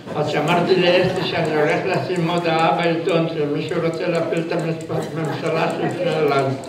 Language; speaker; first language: Hebrew; early bilingual, other home language; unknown